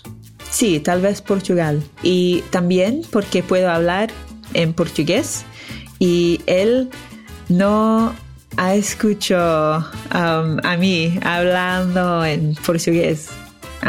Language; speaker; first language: Spanish; non-native, learner; English